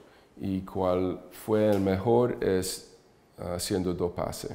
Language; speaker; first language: Spanish; early bilingual, heritage; English